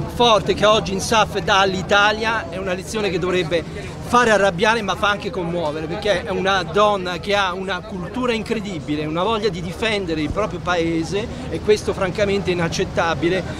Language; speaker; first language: Italian; native; Italian